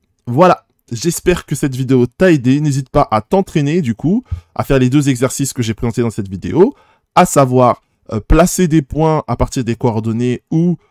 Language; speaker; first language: French; native; French